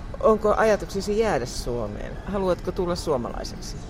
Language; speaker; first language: Finnish; native; Finnish